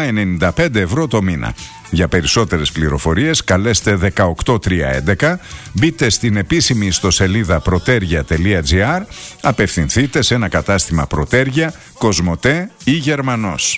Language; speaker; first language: Greek; native; Greek